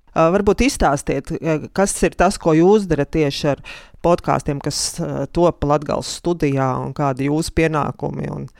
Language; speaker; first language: Latvian; native; Latvian